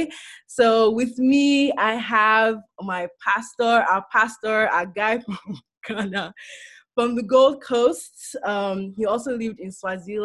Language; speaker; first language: English; non-native, local second language; Yoruba